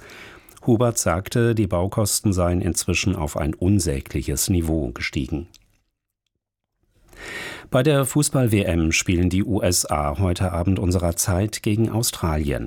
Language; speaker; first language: German; native; German